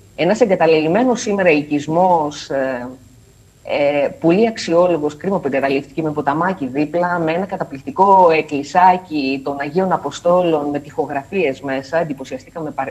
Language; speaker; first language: Greek; native; Greek